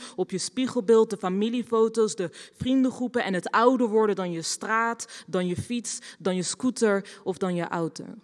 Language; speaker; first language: Dutch; native; Dutch